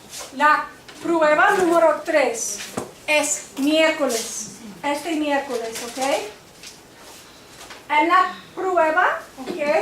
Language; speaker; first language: Spanish; non-native, fluent; English